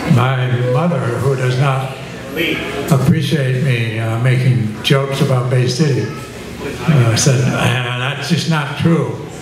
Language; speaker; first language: English; native; English